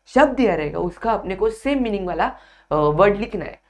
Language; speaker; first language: Hindi; non-native, local second language; Marathi